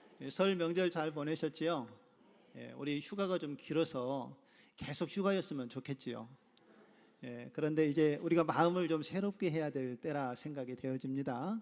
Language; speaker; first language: Korean; native; Korean